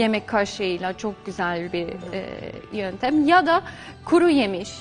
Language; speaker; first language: Turkish; non-native, fluent; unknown